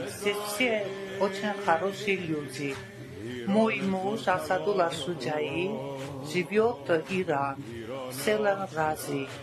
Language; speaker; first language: Russian; non-native, learner; Armenian